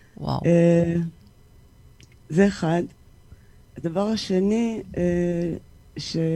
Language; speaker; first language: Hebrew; early bilingual, other home language; French